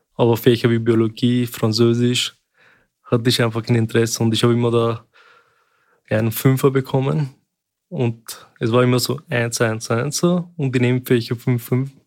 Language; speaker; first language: German; early bilingual, other home language; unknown